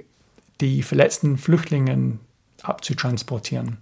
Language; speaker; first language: German; non-native, fluent; English